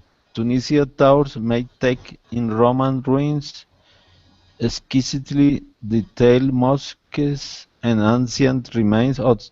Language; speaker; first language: English; non-native, learner; Spanish